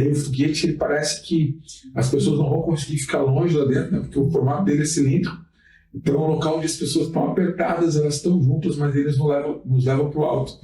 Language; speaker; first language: Portuguese; native; Portuguese